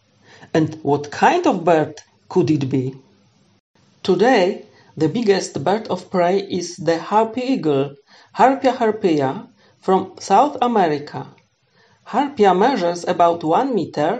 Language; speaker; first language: English; non-native, fluent; Polish